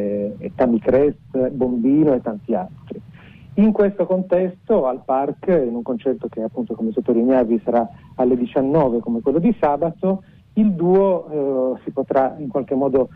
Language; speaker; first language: Italian; native; Italian